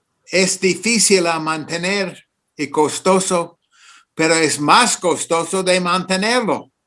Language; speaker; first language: Spanish; non-native, fluent; English